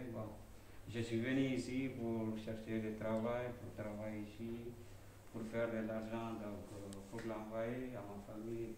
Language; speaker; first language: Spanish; non-native, learner; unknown